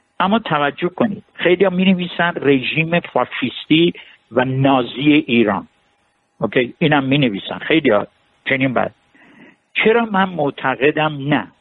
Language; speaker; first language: Persian; non-native, local second language; Armenian